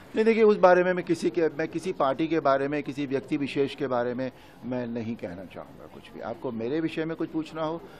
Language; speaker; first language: Hindi; native; Hindi